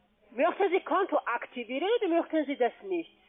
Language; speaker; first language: German; non-native, fluent; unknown